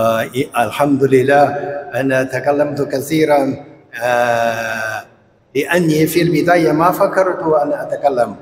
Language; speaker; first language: Arabic; non-native, fluent; Chinese